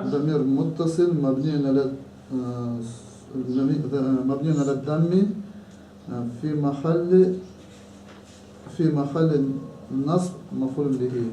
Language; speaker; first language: Arabic; non-native, learner; Chechen